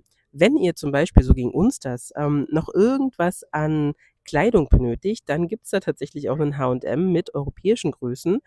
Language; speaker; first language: German; native; German